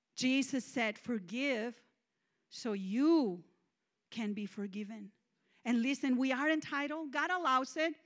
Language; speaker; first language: English; non-native, fluent; Spanish